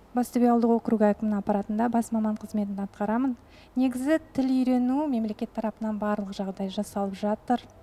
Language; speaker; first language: Kazakh; non-native, local second language; Russian